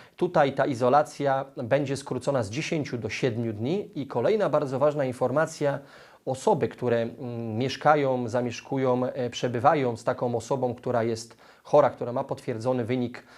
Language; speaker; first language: Polish; native; Polish